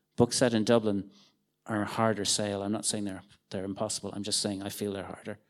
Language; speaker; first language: English; native; English